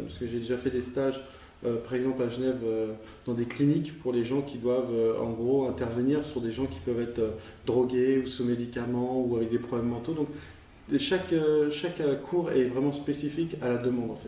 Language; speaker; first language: French; native; French